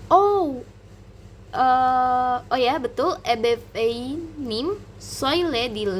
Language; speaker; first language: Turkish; non-native, learner; Indonesian